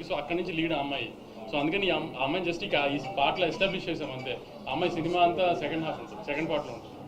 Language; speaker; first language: Telugu; native; Telugu